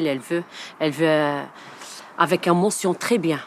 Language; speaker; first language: French; non-native, learner; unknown